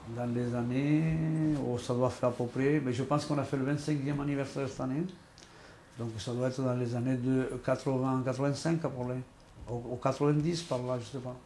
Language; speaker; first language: French; non-native, fluent; Spanish